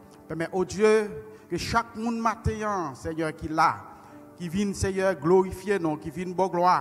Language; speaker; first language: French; non-native, local second language; Haitian Creole